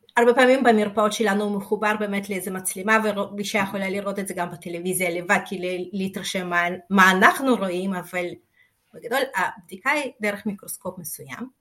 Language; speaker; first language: Hebrew; non-native, fluent; Russian